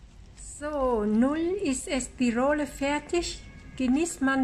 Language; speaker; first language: German; non-native, fluent; Vietnamese